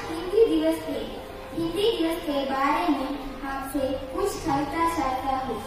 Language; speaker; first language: Hindi; non-native, local second language; Malayalam